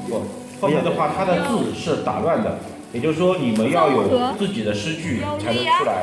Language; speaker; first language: Chinese; non-native, fluent; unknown